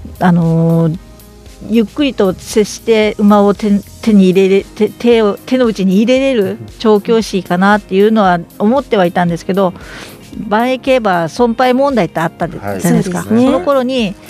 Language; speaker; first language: Japanese; native; Japanese